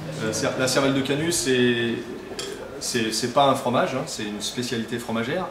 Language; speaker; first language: French; native; French